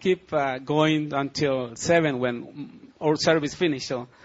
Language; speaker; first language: English; non-native, learner; Spanish